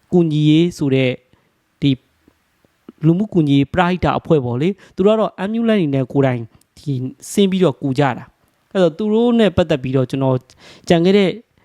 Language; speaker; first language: Burmese; native; Burmese